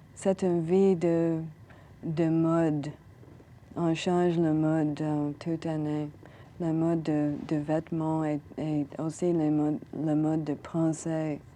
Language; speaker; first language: French; non-native, learner; English